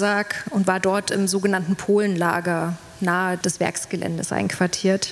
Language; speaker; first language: German; native; German